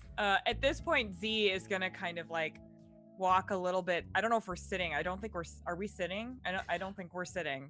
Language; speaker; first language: English; native; English